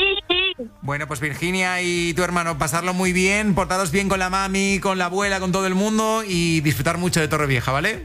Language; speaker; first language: Spanish; native; Spanish